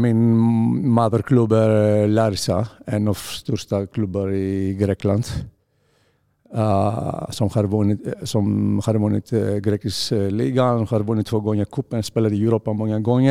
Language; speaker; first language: Swedish; non-native, fluent; Greek